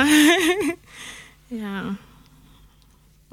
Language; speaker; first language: German; non-native, learner; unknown